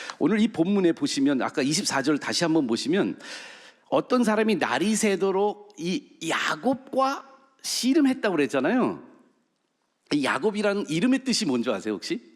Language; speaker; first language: Korean; early bilingual, heritage; Korean